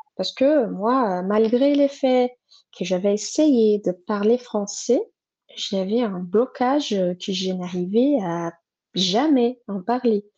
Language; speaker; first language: French; non-native, fluent; Portuguese